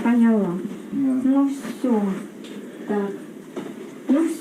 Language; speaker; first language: Russian; native; Russian